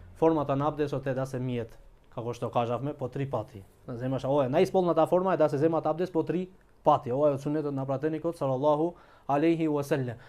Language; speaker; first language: Macedonian; non-native, local second language; Albanian